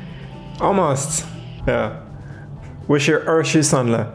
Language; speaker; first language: Chinese; non-native, learner; French